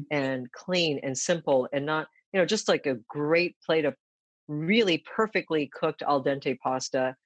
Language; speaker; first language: English; early bilingual, other home language; Japanese